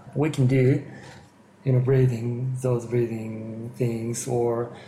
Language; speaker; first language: English; non-native, fluent; Japanese